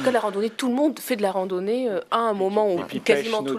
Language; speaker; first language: French; native; French